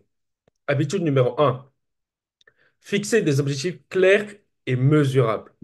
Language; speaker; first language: French; native; French